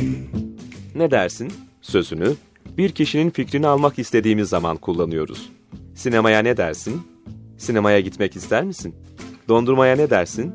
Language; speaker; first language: Turkish; native; Turkish